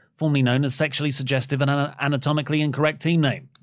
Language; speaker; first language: English; native; English